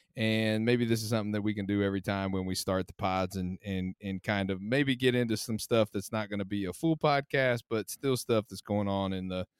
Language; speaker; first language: English; native; English